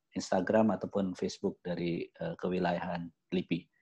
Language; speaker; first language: Indonesian; native; Indonesian